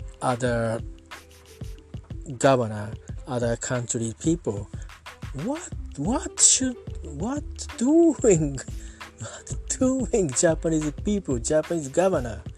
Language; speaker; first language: English; non-native, learner; Japanese